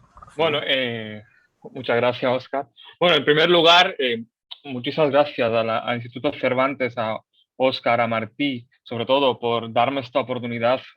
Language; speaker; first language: Spanish; non-native, fluent; Marathi